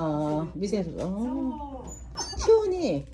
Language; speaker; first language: Japanese; non-native, learner; Korean